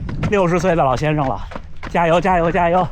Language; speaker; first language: Chinese; native; Chinese